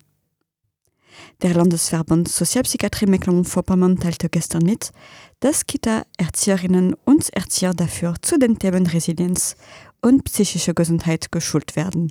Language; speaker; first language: German; non-native, fluent; French